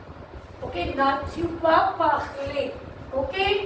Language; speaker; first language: French; non-native, learner; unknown